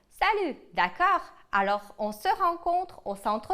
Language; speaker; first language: French; non-native, fluent; Ukrainian